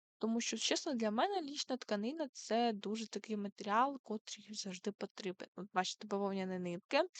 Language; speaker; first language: Ukrainian; non-native, local second language; Russian